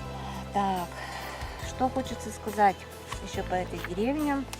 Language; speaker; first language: Russian; native; Russian